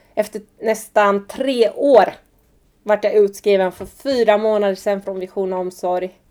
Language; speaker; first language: Swedish; early bilingual, other home language; Persian